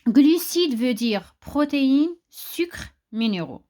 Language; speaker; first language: French; non-native, local second language; Arabic